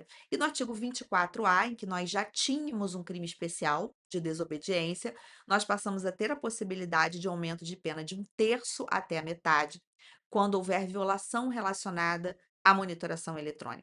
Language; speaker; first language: Portuguese; native; Portuguese